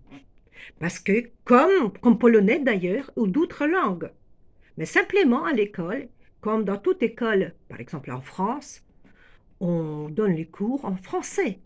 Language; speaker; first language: French; non-native, fluent; Ukrainian